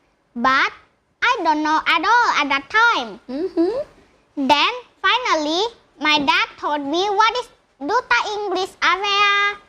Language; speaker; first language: English; non-native, learner; Indonesian